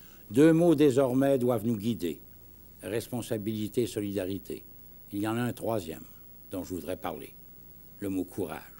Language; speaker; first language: French; native; French